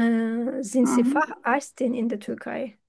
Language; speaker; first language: German; non-native, fluent; Turkish